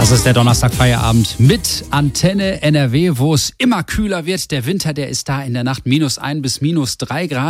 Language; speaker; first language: German; native; German